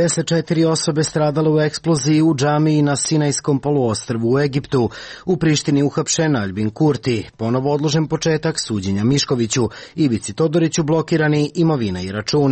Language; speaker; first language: Serbian; native; Serbian